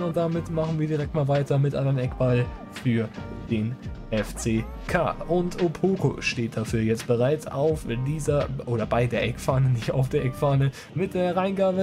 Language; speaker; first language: German; native; German